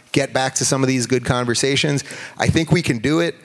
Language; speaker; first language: English; native; English